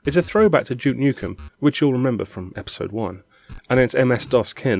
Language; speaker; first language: English; native; English